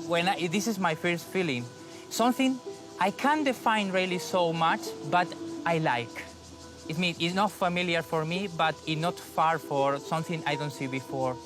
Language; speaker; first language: English; non-native, learner; Spanish